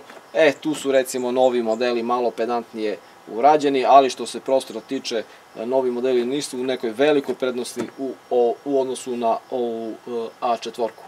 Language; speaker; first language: Serbian; native; Serbian